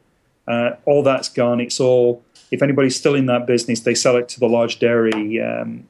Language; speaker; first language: English; native; English